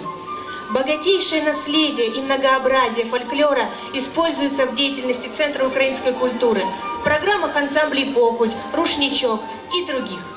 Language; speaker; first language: Russian; native; Russian